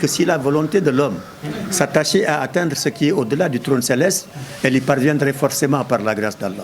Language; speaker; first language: French; non-native, local second language; Wolof